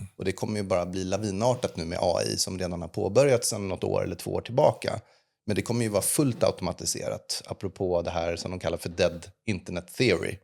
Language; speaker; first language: Swedish; native; Swedish